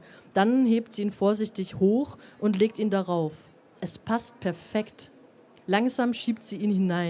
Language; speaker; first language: German; native; German